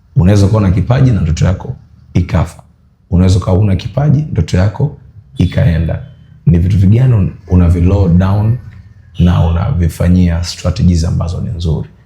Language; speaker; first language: Swahili; native; Swahili